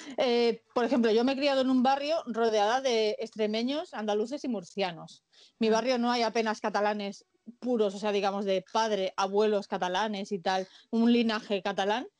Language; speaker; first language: Spanish; native; Spanish